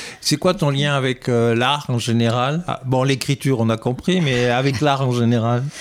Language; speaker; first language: French; native; French